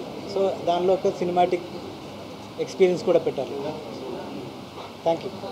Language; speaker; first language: Telugu; non-native, fluent; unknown